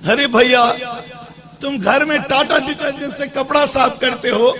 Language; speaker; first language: Hindi; non-native, local second language; Bangla